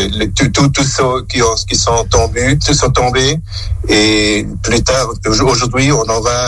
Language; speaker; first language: French; non-native, local second language; German